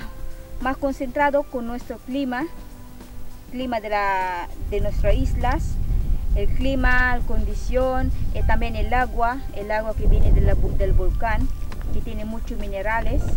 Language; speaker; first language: Spanish; non-native, fluent; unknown